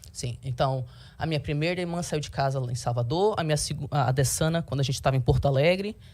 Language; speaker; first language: Portuguese; early bilingual, heritage; Portuguese